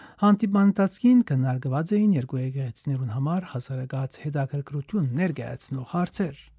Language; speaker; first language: Armenian; early bilingual, heritage; Armenian